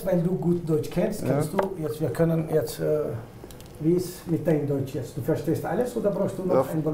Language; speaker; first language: German; non-native, learner; French